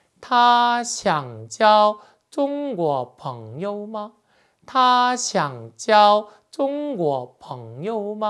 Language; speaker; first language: Chinese; non-native, fluent; Korean